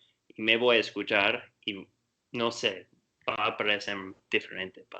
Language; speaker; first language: Spanish; non-native, learner; English